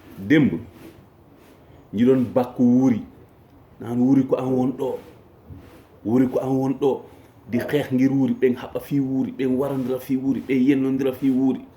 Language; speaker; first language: Wolof; non-native, local second language; Fula